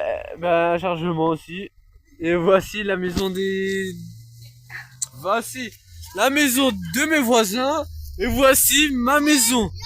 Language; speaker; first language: French; native; French